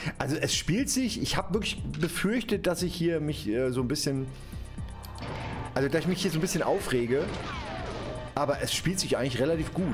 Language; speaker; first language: German; native; German